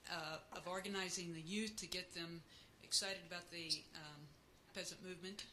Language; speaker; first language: English; native; English